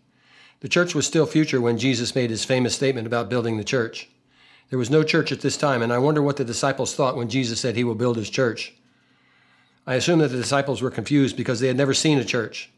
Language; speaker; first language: English; native; English